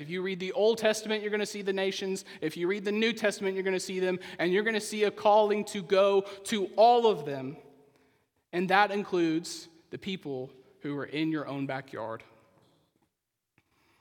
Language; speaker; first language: English; native; English